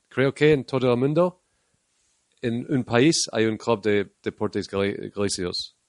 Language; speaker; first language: Spanish; non-native, learner; English